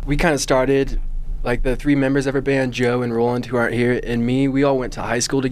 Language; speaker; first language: English; native; English